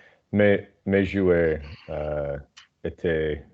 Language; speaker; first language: French; non-native, learner; English